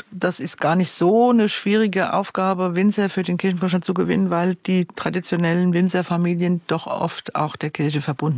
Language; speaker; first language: German; native; German